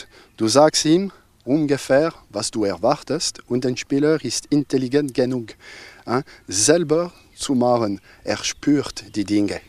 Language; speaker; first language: German; non-native, local second language; French